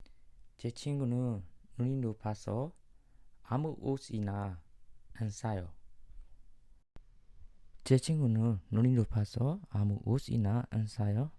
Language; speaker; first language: Korean; non-native, fluent; Burmese